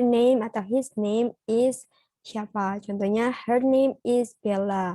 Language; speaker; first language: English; non-native, learner; Indonesian